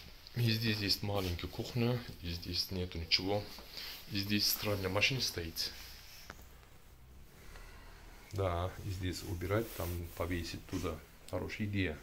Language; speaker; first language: Russian; non-native, learner; Turkish